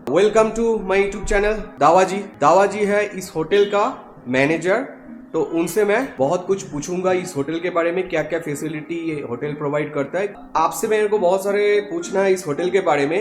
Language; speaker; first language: Hindi; non-native, local second language; Bangla